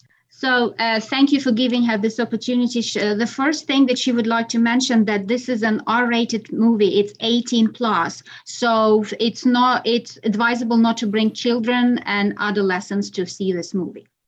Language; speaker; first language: English; non-native, fluent; Ukrainian